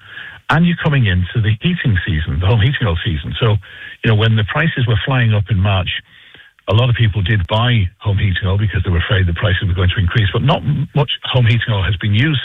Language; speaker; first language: English; native; English